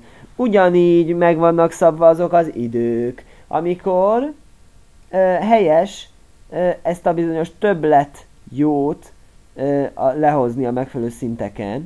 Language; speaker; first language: Hungarian; native; Hungarian